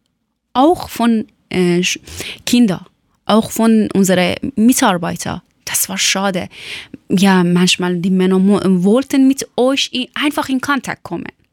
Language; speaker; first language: German; non-native, learner; Persian